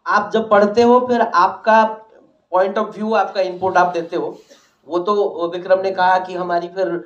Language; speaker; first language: Hindi; non-native, local second language; Odia